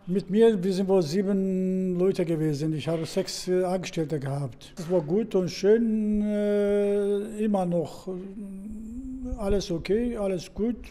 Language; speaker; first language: German; non-native, learner; Turkish